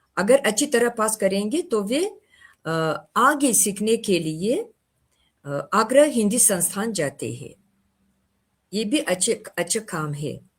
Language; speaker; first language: Hindi; non-native, fluent; Tajik